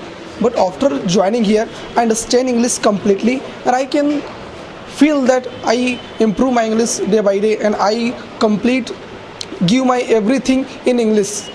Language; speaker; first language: English; non-native, learner; Hindi